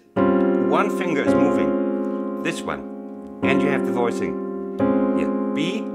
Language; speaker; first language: English; non-native, fluent; German